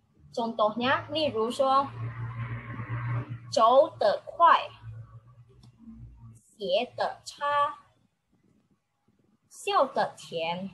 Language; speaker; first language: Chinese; non-native, learner; Indonesian